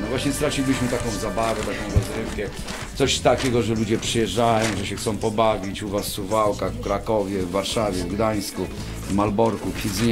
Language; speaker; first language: Polish; native; Polish